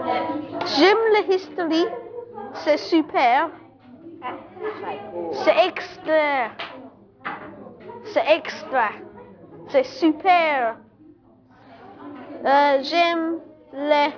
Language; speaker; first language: French; non-native, learner; English